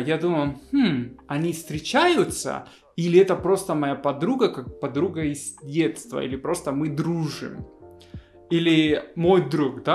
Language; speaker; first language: Russian; non-native, fluent; Spanish